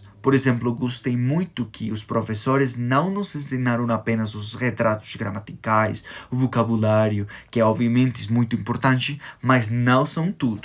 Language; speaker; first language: Portuguese; non-native, fluent; Spanish